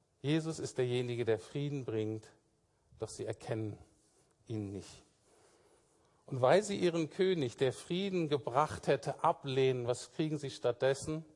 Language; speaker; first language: German; native; German